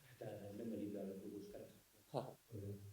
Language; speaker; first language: Basque; non-native, local second language; Spanish